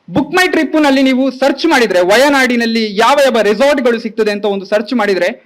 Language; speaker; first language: Kannada; native; Kannada